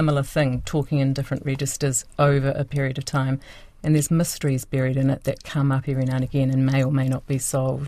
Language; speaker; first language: English; native; English